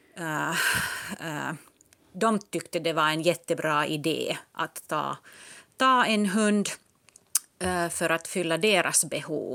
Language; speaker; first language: Swedish; non-native, local second language; Finnish